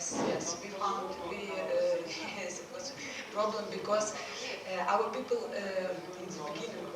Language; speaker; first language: English; non-native, learner; Ukrainian